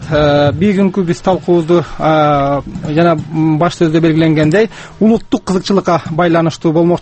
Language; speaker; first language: Kyrgyz; native; Kyrgyz